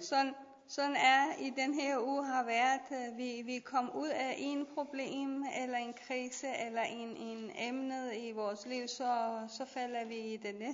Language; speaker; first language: Danish; non-native, learner; Persian